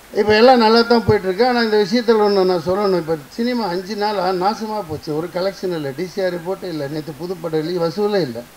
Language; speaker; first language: Tamil; native; Tamil